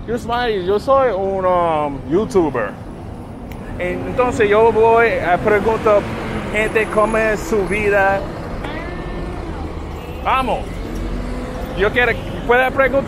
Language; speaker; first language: Spanish; non-native, learner; English